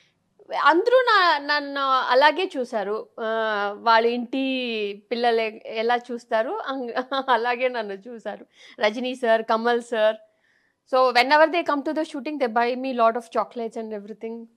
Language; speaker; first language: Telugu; non-native, local second language; Tamil